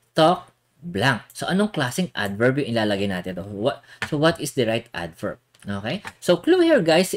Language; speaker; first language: English; non-native, local second language; Filipino